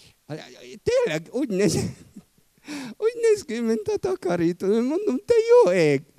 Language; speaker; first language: Hungarian; non-native, fluent; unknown